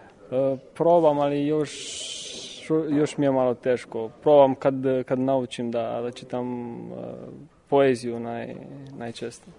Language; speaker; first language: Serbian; non-native, learner; Romanian